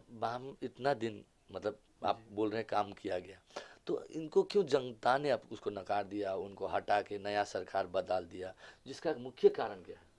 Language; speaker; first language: Hindi; non-native, local second language; Bangla